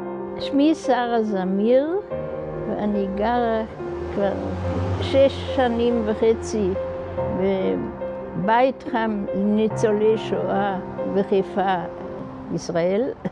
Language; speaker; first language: Hebrew; non-native, fluent; German